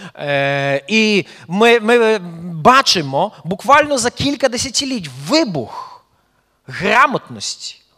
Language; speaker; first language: Ukrainian; early bilingual, heritage; Ukrainian